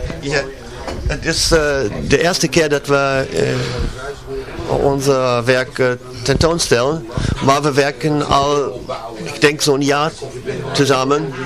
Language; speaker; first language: Dutch; non-native, learner; German